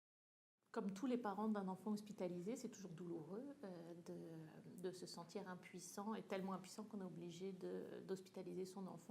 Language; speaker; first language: French; native; French